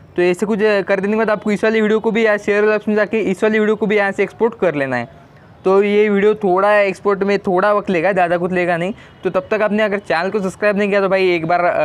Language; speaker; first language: Hindi; non-native, local second language; Marathi